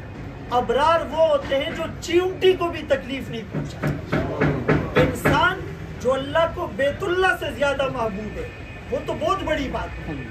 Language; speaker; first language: Urdu; native; Urdu